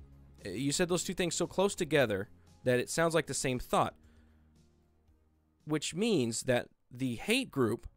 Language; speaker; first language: English; native; English